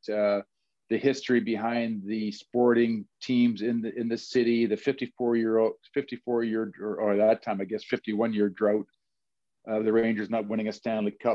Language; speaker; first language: English; native; English